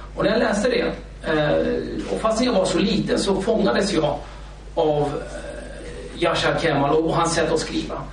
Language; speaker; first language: Swedish; early bilingual, other home language; Kurdish